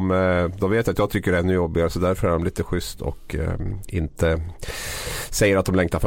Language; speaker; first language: Swedish; native; Swedish